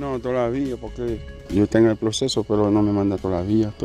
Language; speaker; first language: Spanish; non-native, learner; Haitian Creole